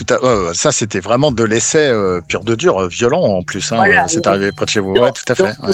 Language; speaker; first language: French; native; French